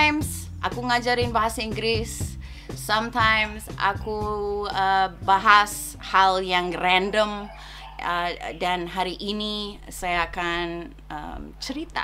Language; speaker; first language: Indonesian; non-native, fluent; English